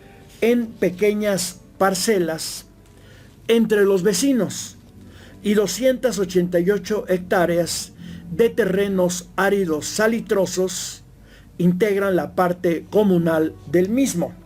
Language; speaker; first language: Spanish; native; Spanish